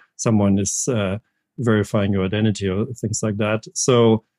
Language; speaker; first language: English; non-native, fluent; German